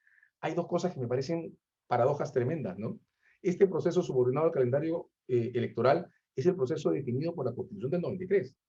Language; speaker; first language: Spanish; native; Spanish